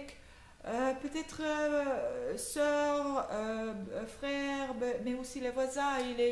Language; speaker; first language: French; non-native, local second language; Dutch